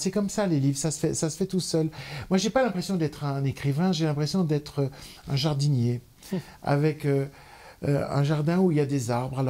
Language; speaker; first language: French; native; French